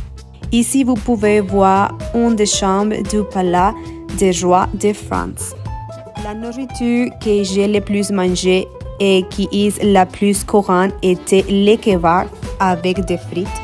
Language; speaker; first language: French; non-native, learner; Spanish